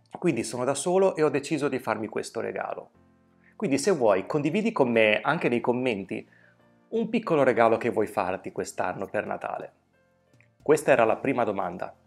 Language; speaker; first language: Italian; native; Italian